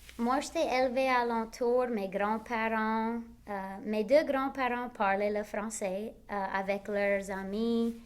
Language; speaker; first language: French; non-native, local second language; English